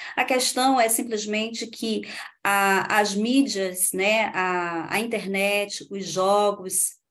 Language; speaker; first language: Portuguese; native; Portuguese